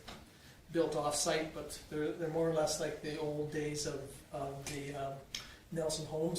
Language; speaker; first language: English; native; English